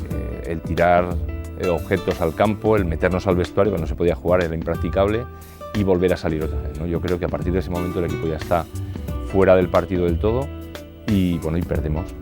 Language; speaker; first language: Spanish; native; Spanish